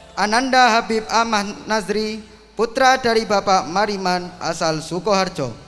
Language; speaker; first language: Indonesian; native; Indonesian